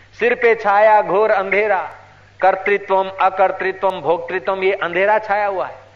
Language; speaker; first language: Hindi; non-native, local second language; Sindhi